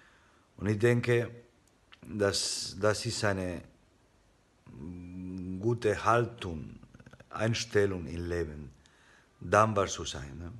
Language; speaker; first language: German; non-native, fluent; Spanish